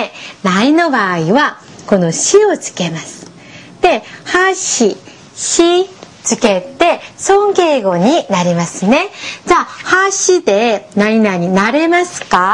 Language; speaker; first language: Japanese; non-native, fluent; Korean